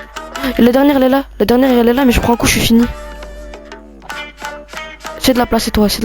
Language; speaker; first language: French; native; French